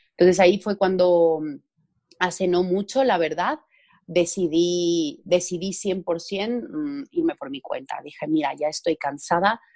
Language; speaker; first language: Spanish; native; Spanish